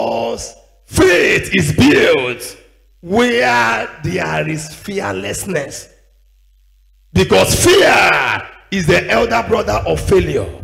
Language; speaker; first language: English; non-native, local second language; Igbo